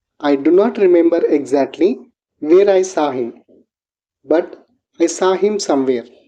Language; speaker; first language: English; non-native, local second language; Telugu